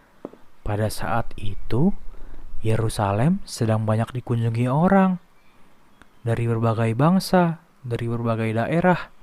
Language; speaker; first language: Indonesian; native; Indonesian